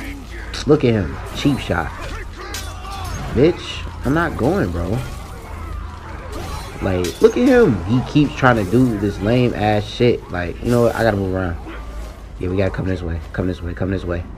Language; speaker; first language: English; native; English